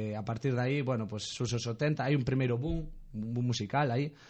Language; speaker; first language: Spanish; native; Spanish